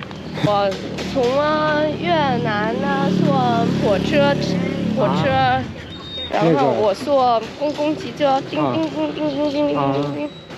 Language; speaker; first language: Chinese; non-native, learner; Vietnamese